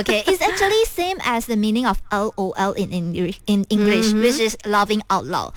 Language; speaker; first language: English; non-native, local second language; Chinese